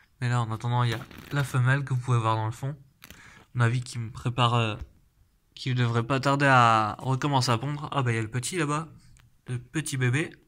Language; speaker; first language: French; native; French